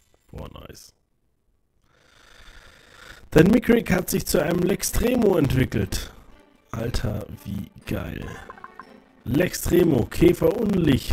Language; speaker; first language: German; native; German